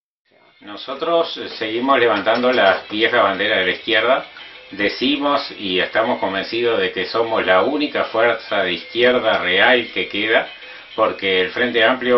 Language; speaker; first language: Spanish; native; Spanish